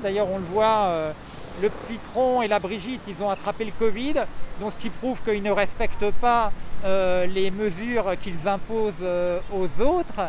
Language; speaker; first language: French; native; French